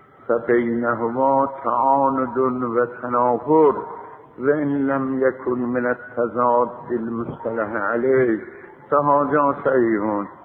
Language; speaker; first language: Arabic; non-native, fluent; Azerbaijani